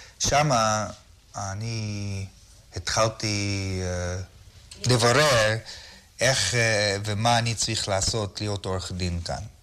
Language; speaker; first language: Hebrew; non-native, fluent; English